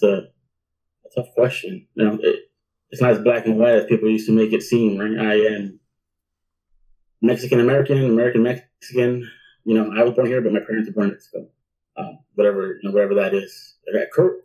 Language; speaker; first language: English; early bilingual, other home language; Spanish